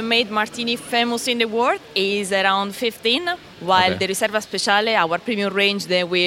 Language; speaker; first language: English; non-native, fluent; Italian